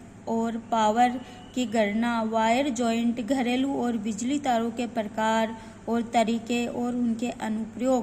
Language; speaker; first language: Hindi; native; Hindi